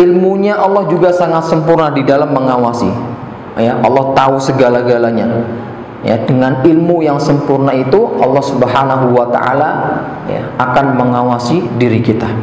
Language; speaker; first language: Indonesian; native; Indonesian